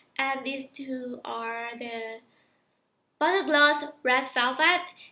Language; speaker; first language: English; non-native, fluent; Indonesian